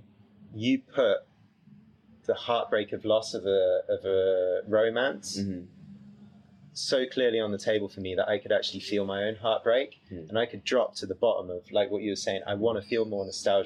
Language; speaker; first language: English; native; English